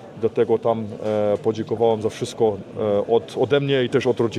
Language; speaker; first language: Polish; early bilingual, heritage; Polish